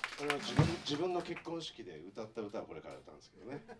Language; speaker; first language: Japanese; native; Japanese